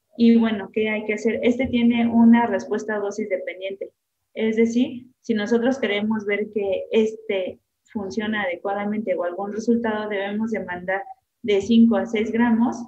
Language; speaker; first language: Spanish; native; Spanish